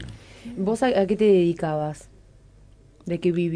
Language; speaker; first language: Spanish; native; Spanish